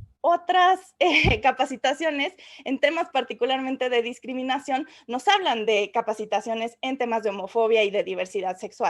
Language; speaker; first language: Spanish; native; Spanish